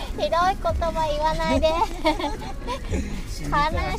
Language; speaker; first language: Japanese; non-native, learner; Vietnamese